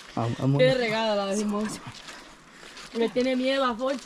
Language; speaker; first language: Spanish; native; Spanish